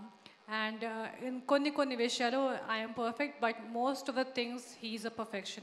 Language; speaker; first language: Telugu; non-native, learner; Hindi